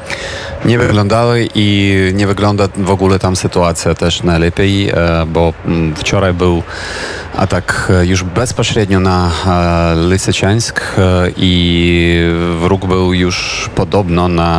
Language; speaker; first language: Polish; non-native, fluent; Ukrainian